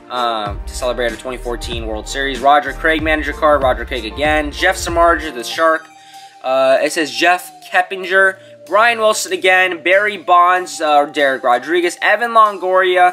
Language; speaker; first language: English; native; English